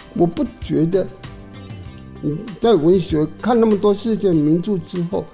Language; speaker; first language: Chinese; non-native, local second language; Min Nan Chinese